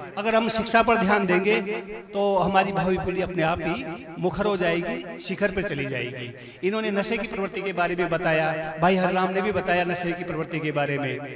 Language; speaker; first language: Hindi; native; Hindi